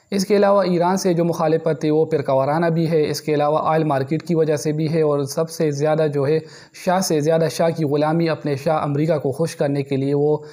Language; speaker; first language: Urdu; non-native, local second language; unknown